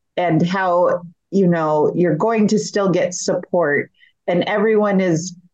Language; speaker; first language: English; native; English